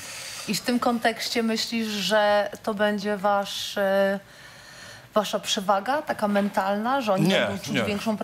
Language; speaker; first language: Polish; native; Polish